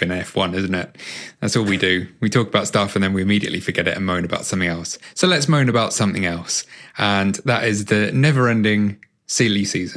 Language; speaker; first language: English; native; English